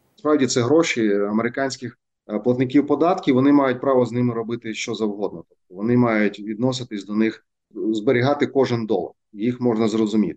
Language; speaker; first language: Ukrainian; native; Ukrainian